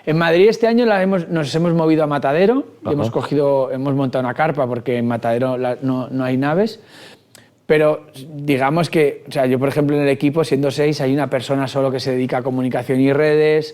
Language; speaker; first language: Spanish; native; Spanish